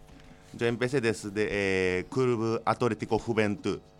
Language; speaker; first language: Spanish; non-native, learner; Japanese